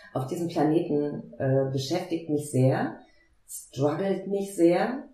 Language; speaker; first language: German; native; German